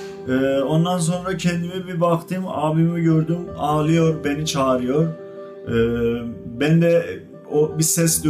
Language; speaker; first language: Turkish; non-native, fluent; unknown